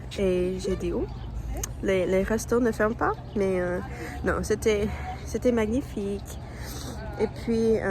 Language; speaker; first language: French; non-native, learner; English